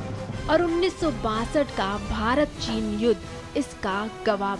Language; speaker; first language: Hindi; native; Hindi